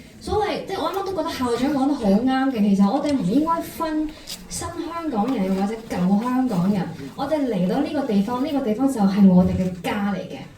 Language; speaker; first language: Cantonese; non-native, fluent; Chinese